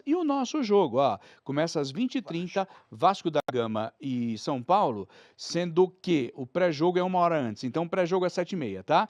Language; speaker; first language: Portuguese; native; Portuguese